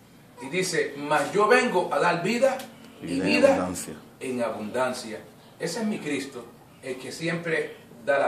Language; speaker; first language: Spanish; native; Spanish